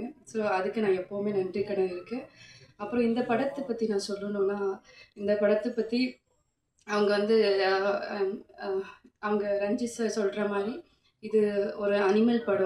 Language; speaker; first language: Tamil; non-native, fluent; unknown